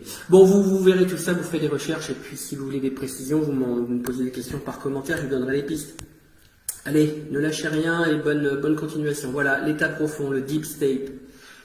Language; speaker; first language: French; native; French